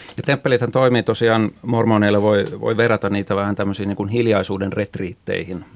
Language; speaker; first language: Finnish; native; Finnish